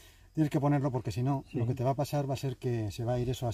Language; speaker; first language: Spanish; native; Spanish